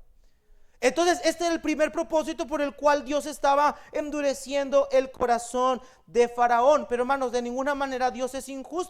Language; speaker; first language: Spanish; native; Spanish